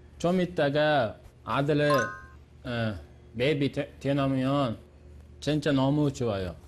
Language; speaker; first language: Korean; non-native, learner; Uzbek